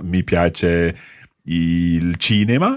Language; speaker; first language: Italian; non-native, fluent; English